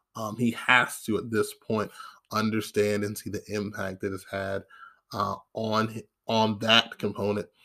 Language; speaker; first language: English; native; English